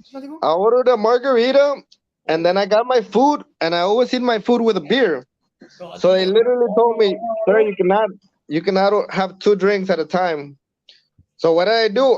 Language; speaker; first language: English; early bilingual, other home language; Spanish